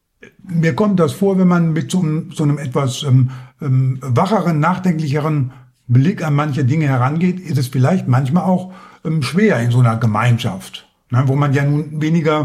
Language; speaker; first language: German; native; German